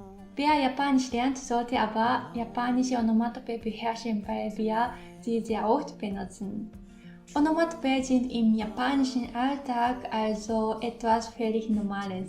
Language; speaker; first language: German; non-native, fluent; Japanese